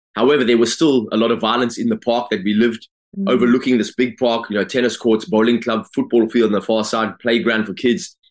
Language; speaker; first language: English; native; English